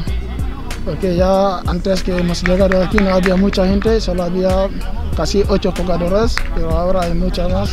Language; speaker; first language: Spanish; non-native, learner; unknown